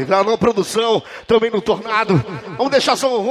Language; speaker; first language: Portuguese; native; Portuguese